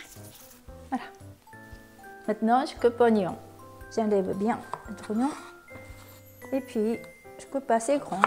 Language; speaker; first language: French; non-native, fluent; Japanese